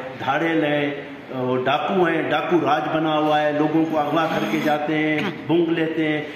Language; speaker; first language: Urdu; non-native, local second language; Sindhi